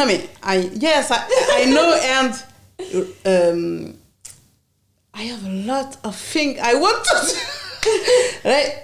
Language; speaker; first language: English; non-native, learner; French